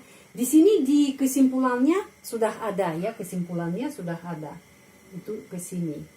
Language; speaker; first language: Indonesian; non-native, fluent; Russian